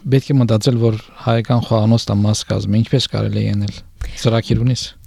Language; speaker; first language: Armenian; native; Armenian